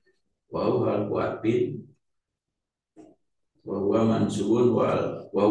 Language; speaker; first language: Arabic; non-native, learner; Indonesian